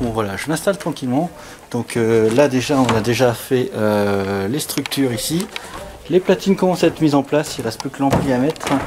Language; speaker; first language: French; native; French